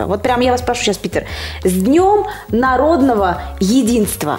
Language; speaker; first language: Russian; native; Russian